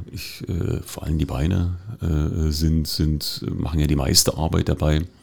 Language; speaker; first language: German; native; German